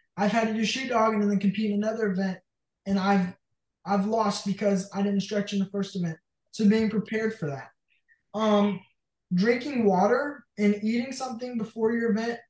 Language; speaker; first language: English; native; English